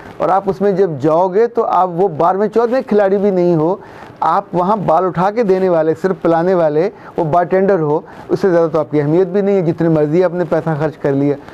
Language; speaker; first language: Urdu; non-native, local second language; Punjabi